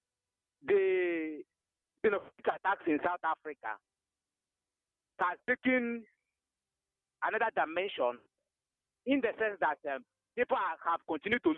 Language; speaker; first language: English; non-native, local second language; Igbo